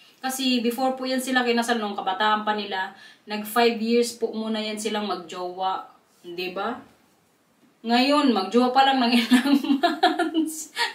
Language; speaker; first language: Filipino; non-native, local second language; Waray